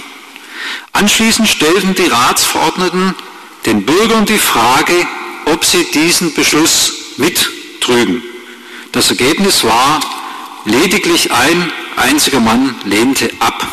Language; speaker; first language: German; native; German